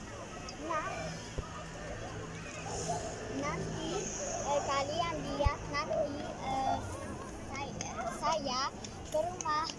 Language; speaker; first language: Indonesian; early bilingual, heritage; Indonesian